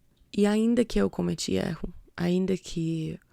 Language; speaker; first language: Portuguese; non-native, fluent; English